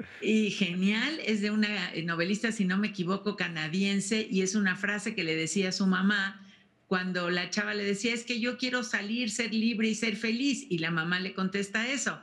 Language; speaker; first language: Spanish; native; Spanish